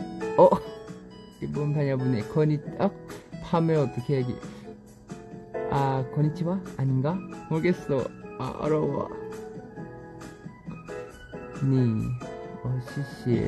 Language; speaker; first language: Korean; non-native, learner; Thai